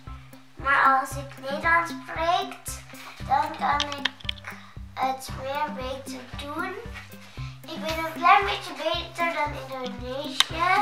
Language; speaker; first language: Dutch; early bilingual, other home language; Indonesian